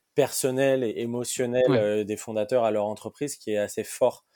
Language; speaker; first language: French; native; French